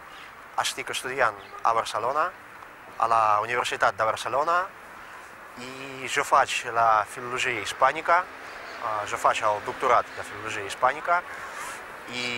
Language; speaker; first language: Catalan; non-native, fluent; Russian